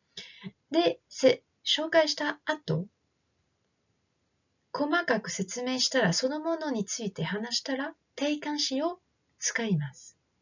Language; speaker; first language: Japanese; non-native, fluent; French